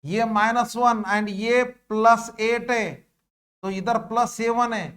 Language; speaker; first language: Hindi; non-native, local second language; Marathi